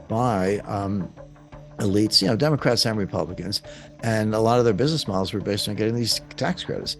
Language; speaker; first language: English; native; English